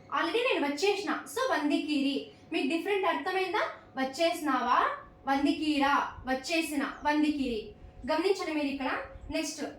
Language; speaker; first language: Telugu; non-native, local second language; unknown